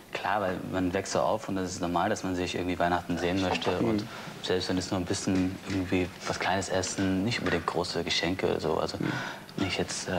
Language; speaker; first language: German; non-native, fluent; English